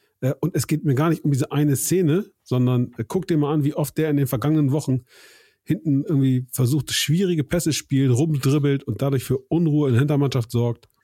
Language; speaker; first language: German; native; German